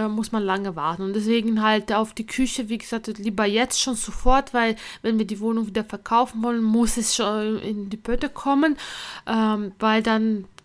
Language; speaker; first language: German; non-native, fluent; Latvian